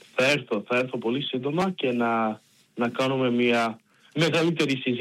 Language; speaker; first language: Greek; early bilingual, heritage; Greek